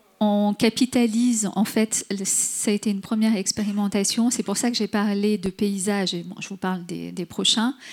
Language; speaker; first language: French; native; French